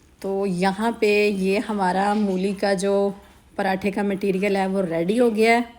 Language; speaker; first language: Urdu; non-native, local second language; Punjabi